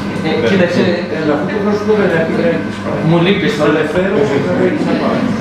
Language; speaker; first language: Greek; native; Greek